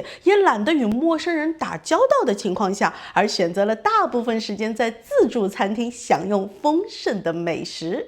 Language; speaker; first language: Chinese; native; Chinese